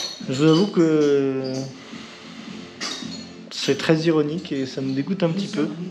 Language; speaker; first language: French; native; French